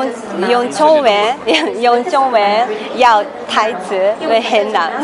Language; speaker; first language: Chinese; non-native, learner; Japanese